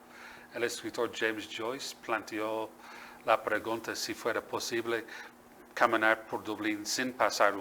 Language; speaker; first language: Spanish; non-native, fluent; English